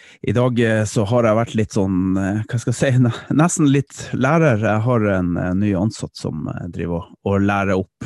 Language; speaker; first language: Norwegian; early bilingual, other home language; Dutch